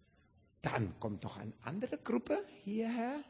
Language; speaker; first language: German; non-native, fluent; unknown